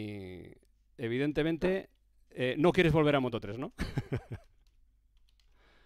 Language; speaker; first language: Spanish; native; Spanish